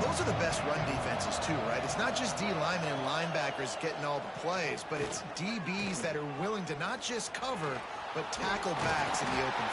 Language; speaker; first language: English; native; English